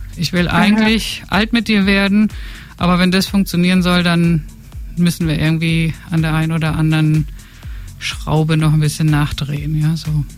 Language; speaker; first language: German; native; German